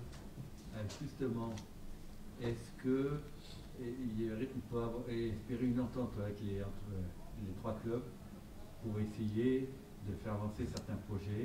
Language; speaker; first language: French; native; French